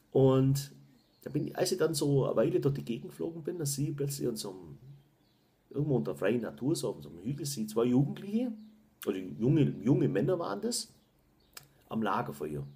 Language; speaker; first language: German; native; German